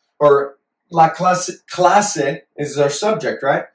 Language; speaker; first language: English; native; English